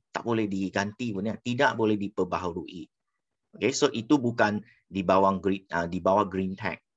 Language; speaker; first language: Malay; non-native, local second language; Chinese